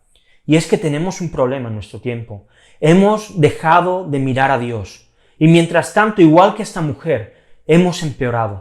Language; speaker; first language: Spanish; native; Spanish